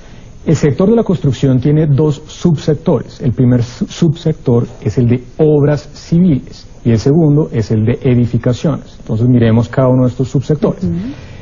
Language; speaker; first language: Spanish; native; Spanish